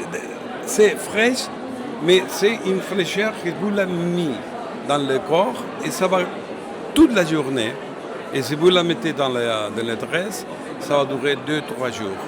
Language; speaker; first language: French; non-native, fluent; Spanish